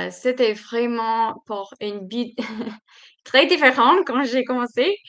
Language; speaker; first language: French; non-native, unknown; English